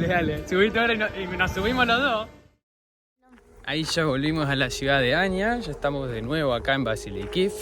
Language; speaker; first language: Spanish; native; Spanish